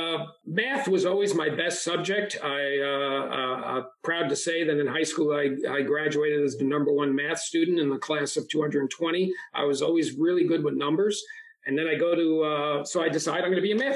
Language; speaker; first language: English; early bilingual, other home language; Italian